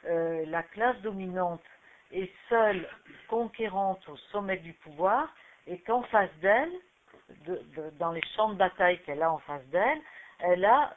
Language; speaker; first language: French; native; French